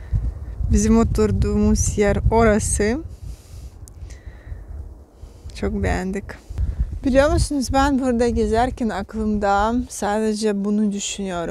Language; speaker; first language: Turkish; non-native, fluent; Russian